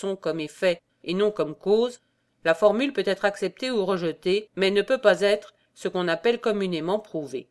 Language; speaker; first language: French; native; French